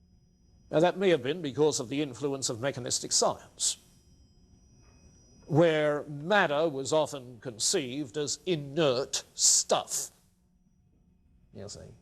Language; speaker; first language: English; native; English